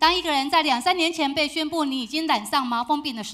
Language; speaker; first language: Chinese; native; Chinese